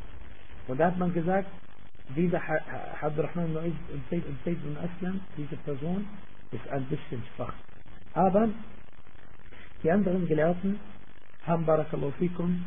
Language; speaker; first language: German; non-native, fluent; Arabic